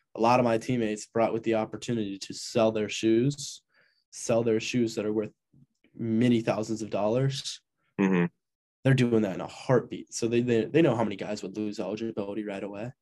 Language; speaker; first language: English; native; English